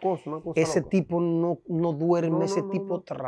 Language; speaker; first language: Spanish; native; Spanish